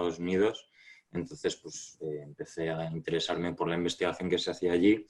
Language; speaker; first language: Spanish; native; Spanish